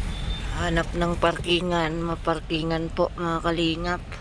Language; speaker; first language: Filipino; non-native, local second language; Cebuano